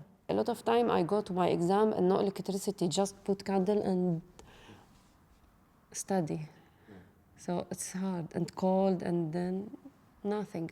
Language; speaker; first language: English; non-native, learner; Arabic